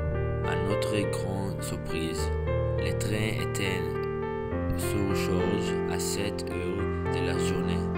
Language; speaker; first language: French; non-native, learner; English